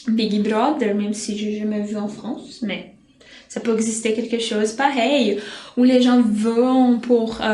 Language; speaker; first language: French; non-native, fluent; Portuguese